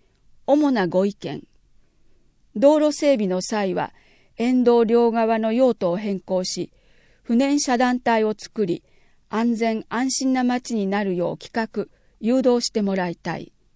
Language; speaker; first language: Japanese; native; Japanese